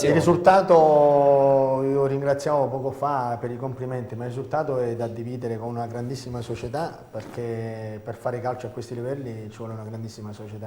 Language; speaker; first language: Italian; native; Italian